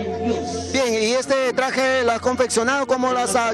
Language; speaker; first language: Spanish; native; Spanish